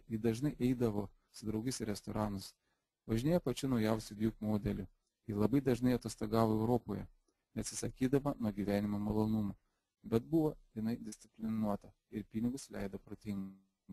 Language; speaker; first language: Lithuanian; native; Lithuanian